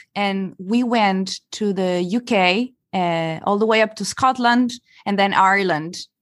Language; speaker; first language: English; non-native, fluent; Italian